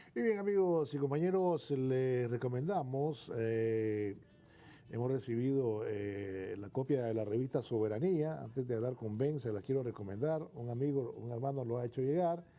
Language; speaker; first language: Spanish; native; Spanish